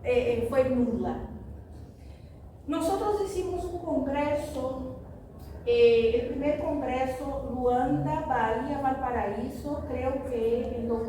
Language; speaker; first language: Spanish; non-native, fluent; Portuguese